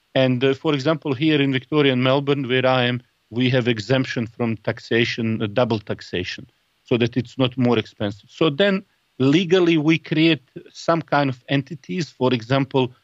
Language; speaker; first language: English; non-native, fluent; Bosnian